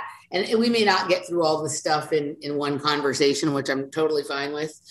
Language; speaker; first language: English; native; English